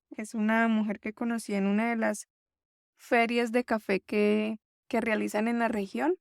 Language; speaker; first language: Spanish; native; Spanish